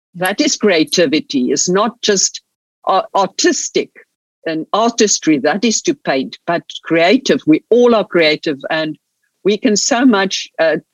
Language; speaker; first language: English; non-native, local second language; Afrikaans